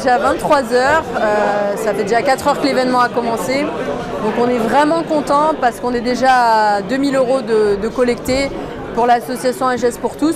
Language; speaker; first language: French; native; French